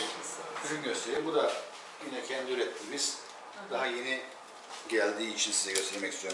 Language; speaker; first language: Turkish; native; Turkish